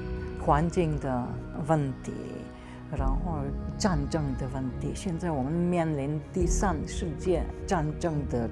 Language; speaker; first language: Chinese; non-native, fluent; Slovenian